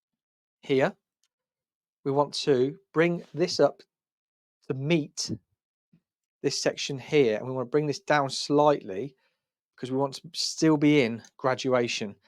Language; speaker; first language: English; native; English